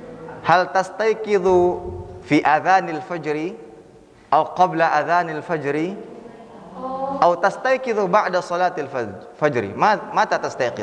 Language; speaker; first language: Arabic; non-native, fluent; Indonesian